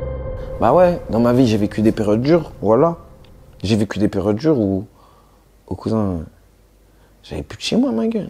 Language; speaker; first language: French; native; French